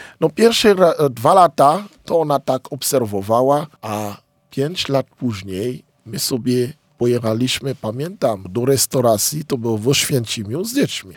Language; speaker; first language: Polish; non-native, fluent; Lingala